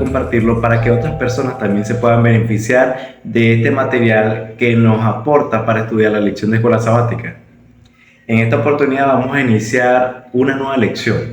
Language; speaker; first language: Spanish; native; Spanish